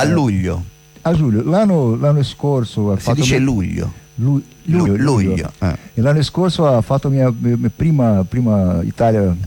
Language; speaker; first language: Italian; non-native, learner; Portuguese